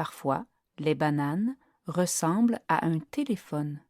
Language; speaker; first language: French; non-native, learner; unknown